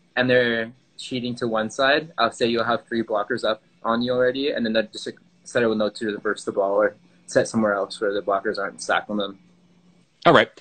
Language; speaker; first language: English; native; English